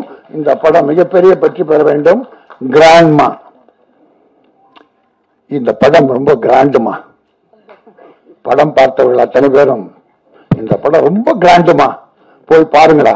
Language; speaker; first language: Tamil; native; Tamil